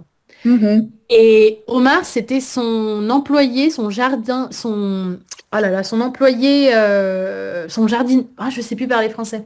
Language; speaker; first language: French; native; French